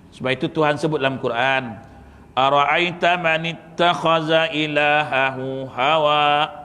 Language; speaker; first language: Malay; native; Malay